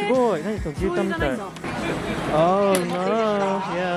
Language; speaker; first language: Japanese; native; Japanese